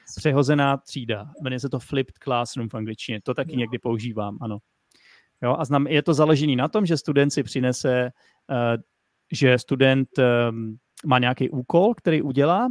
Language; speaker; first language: Czech; native; Czech